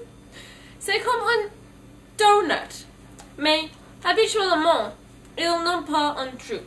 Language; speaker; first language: French; non-native, learner; English